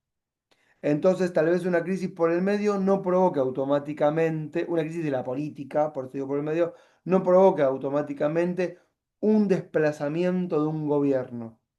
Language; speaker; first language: Spanish; native; Spanish